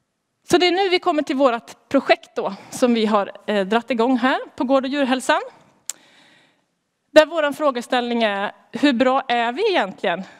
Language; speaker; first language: Swedish; native; Swedish